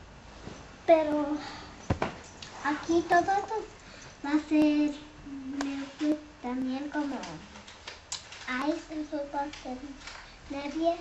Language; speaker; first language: Spanish; early bilingual, heritage; English